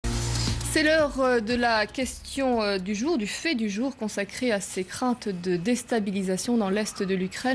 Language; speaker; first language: French; native; French